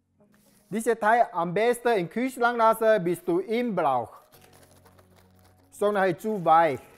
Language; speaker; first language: German; non-native, learner; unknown